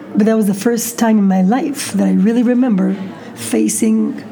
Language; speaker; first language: English; non-native, fluent; Hebrew